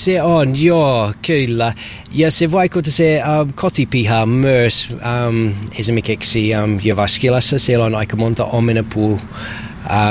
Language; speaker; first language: Finnish; non-native, learner; English